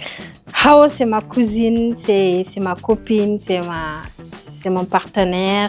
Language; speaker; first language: French; non-native, local second language; Wolof